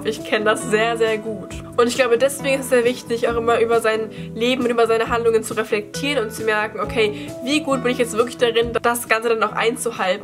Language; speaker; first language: German; native; German